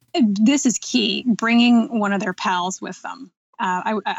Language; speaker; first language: English; native; English